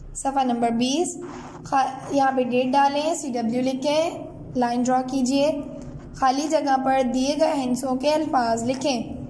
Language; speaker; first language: Urdu; native; Urdu